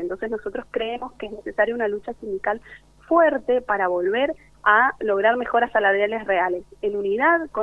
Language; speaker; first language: Spanish; native; Spanish